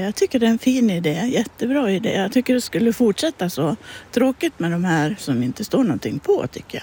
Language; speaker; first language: Swedish; native; Swedish